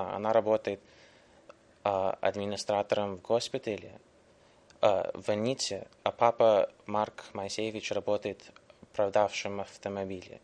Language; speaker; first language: Russian; early bilingual, heritage; English